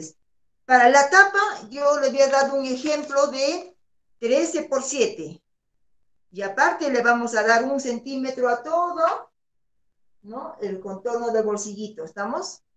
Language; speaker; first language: Spanish; native; Spanish